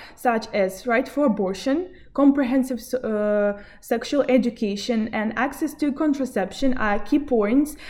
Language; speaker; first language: English; non-native, fluent; Belarusian